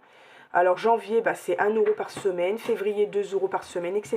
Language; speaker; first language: French; native; French